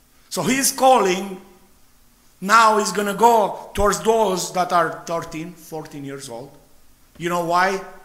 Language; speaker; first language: English; non-native, fluent; Romanian